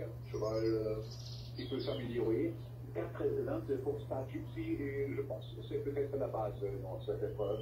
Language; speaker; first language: French; non-native, fluent; German